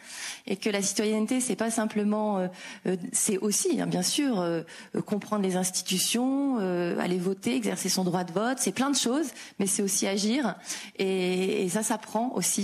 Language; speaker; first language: French; native; French